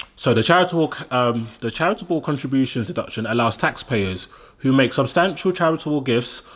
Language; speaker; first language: English; native; English